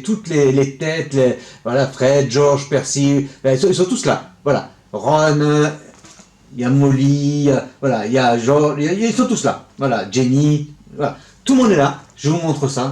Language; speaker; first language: French; native; French